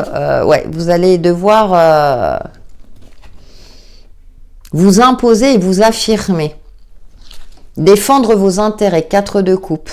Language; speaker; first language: French; native; French